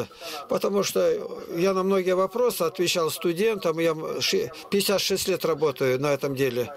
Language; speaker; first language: Russian; native; Russian